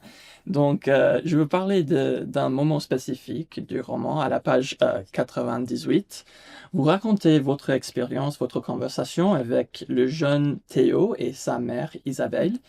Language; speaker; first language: French; non-native, fluent; English